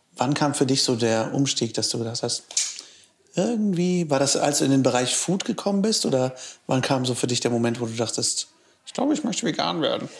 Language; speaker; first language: German; native; German